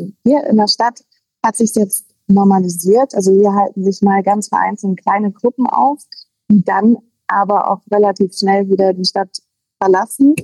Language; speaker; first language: German; native; German